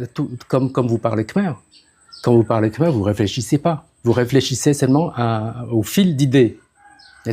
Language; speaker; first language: French; non-native, fluent; Khmer